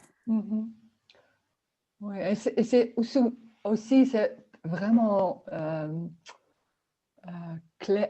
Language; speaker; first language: French; non-native, learner; Dutch